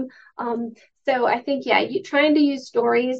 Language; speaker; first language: English; native; English